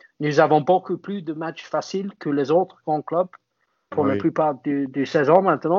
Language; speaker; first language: French; non-native, fluent; English